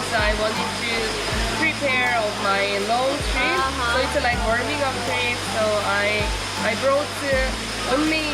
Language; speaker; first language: English; non-native, learner; Korean